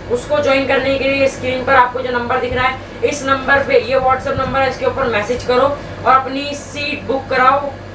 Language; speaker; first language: Hindi; native; Hindi